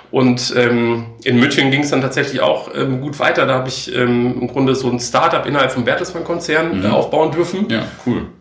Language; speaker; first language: German; native; German